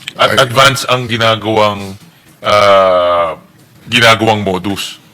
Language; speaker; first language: Filipino; native; Filipino